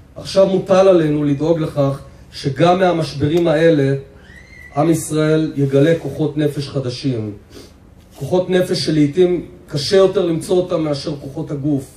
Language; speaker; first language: Hebrew; native; Hebrew